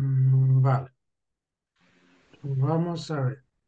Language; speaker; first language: Spanish; non-native, fluent; Urdu